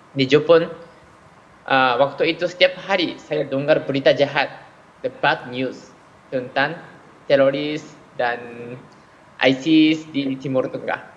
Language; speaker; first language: Malay; non-native, fluent; Japanese